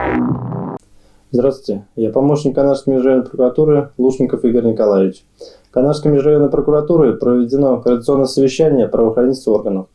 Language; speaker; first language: Russian; native; Russian